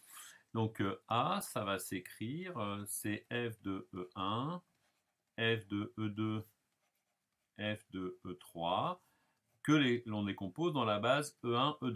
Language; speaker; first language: French; native; French